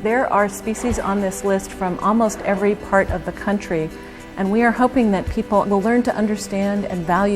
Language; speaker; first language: English; native; English